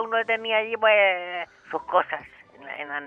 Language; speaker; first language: Spanish; native; Spanish